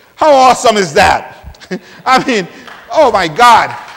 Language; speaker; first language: English; non-native, fluent; Spanish